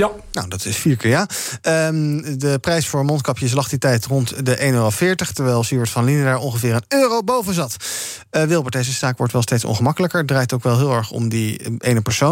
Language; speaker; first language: Dutch; native; Dutch